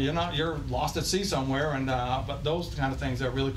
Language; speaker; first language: English; native; English